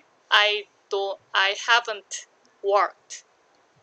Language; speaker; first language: English; non-native, learner; Korean